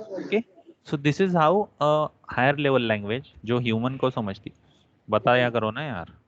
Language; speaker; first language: Hindi; non-native, local second language; Marathi